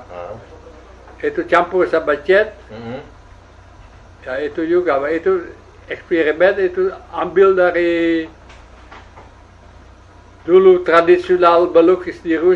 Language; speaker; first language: Indonesian; non-native, learner; Dutch